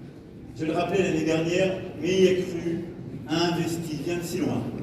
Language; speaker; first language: French; native; French